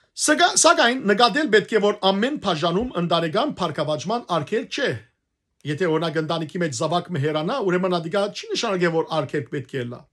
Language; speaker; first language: Armenian; native; Armenian